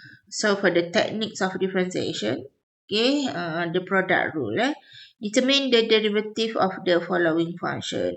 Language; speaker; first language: English; non-native, local second language; Malay